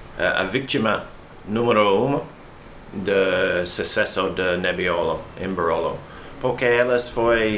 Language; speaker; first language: Portuguese; non-native, learner; English